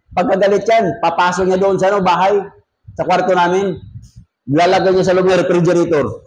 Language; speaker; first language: Filipino; non-native, local second language; Cebuano